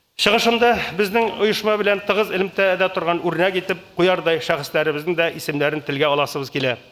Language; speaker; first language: Tatar; native; Tatar